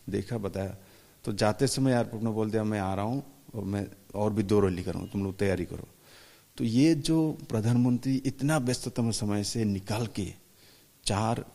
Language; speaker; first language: Hindi; non-native, local second language; Bangla